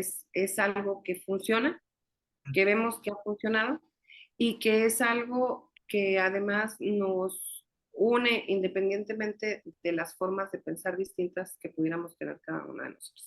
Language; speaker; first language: Spanish; native; Spanish